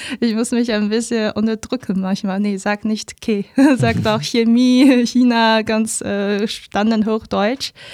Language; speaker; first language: German; non-native, fluent; Chinese